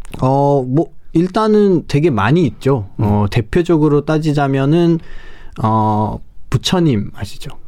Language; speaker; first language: Korean; non-native, fluent; Nepali